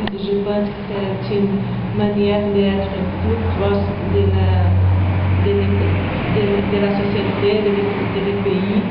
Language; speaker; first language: French; non-native, learner; Portuguese